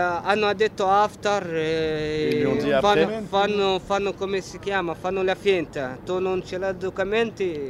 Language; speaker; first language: Italian; non-native, learner; Arabic